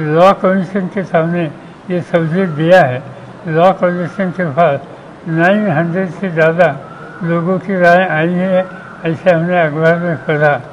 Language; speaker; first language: Hindi; non-native, local second language; Marathi